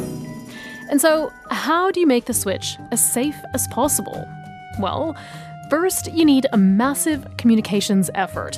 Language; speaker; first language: English; native; English